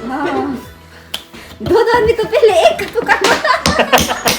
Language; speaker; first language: Hindi; non-native, local second language; Tibetan